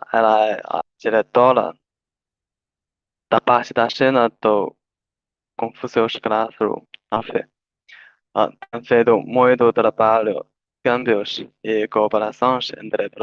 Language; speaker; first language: Portuguese; non-native, learner; Chinese